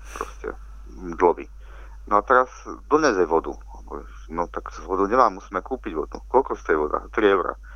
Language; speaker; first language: Slovak; native; Slovak